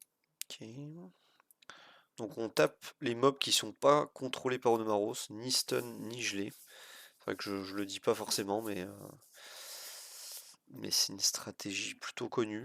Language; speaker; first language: French; native; French